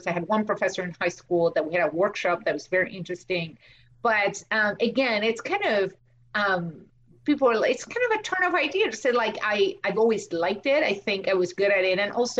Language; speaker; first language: English; non-native, fluent; Spanish